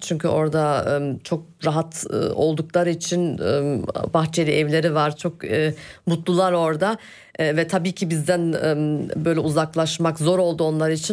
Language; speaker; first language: Turkish; early bilingual, heritage; Turkish